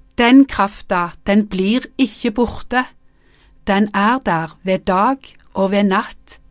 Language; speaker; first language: Norwegian; native; Norwegian